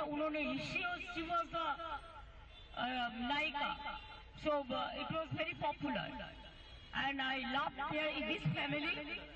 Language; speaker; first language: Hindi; non-native, local second language; Bangla